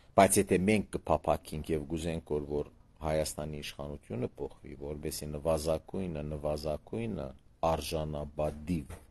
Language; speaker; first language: Armenian; early bilingual, heritage; Armenian